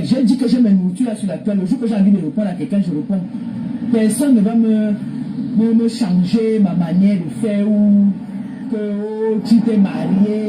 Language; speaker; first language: French; non-native, local second language; Lingala